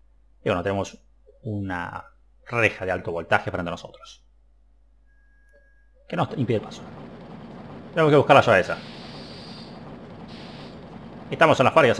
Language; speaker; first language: Spanish; native; Spanish